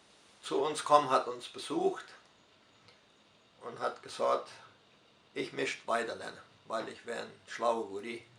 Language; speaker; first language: German; early bilingual, heritage; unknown